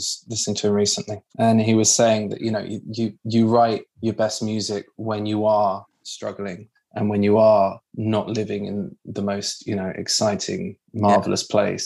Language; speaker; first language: English; native; English